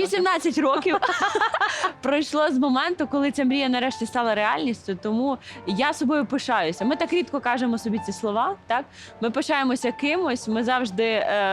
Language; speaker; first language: Ukrainian; native; Ukrainian